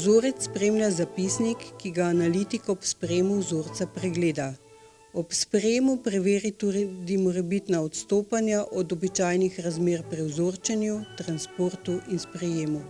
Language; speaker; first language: Slovenian; native; Slovenian